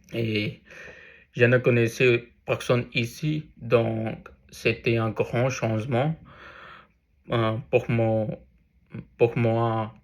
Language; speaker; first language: French; non-native, learner; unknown